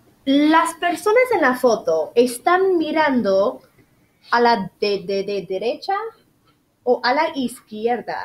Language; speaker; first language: Spanish; non-native, fluent; English